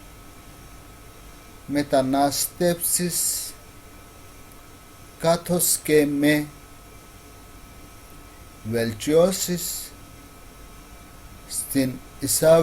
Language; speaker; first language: Greek; non-native, learner; Urdu